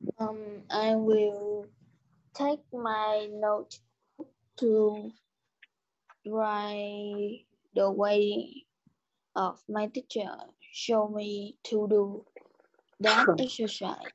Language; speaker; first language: English; non-native, learner; Vietnamese